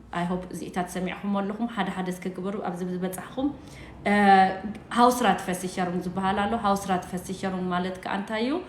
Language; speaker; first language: Tigrinya; native; Tigrinya